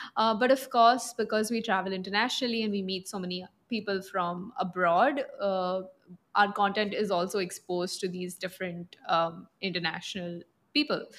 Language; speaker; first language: English; non-native, local second language; Punjabi